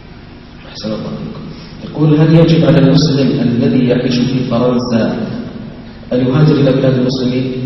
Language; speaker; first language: Arabic; native; Arabic